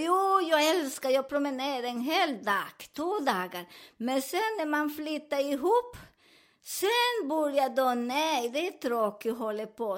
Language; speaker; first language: Swedish; non-native, fluent; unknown